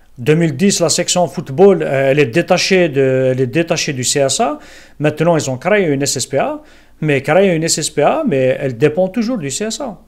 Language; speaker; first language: French; non-native, local second language; Kabyle